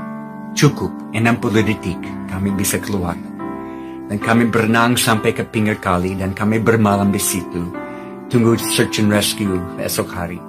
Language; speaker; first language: Indonesian; non-native, fluent; English